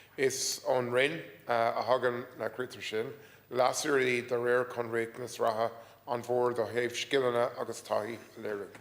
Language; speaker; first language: Irish; non-native, local second language; English